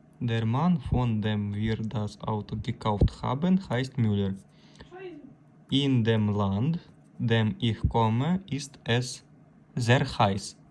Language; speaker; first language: German; non-native, learner; Ukrainian